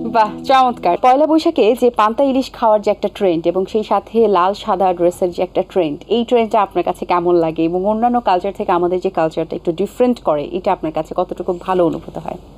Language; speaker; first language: Bangla; native; Bangla